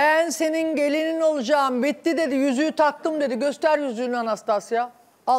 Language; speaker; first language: Turkish; native; Turkish